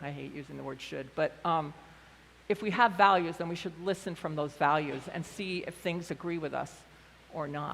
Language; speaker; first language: English; native; English